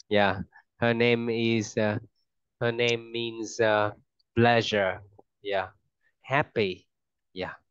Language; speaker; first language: English; non-native, fluent; Vietnamese